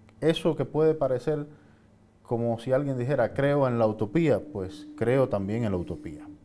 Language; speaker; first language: Spanish; native; Spanish